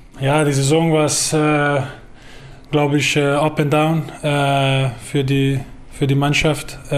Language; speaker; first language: German; non-native, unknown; Danish